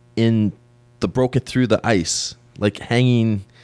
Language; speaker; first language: English; native; English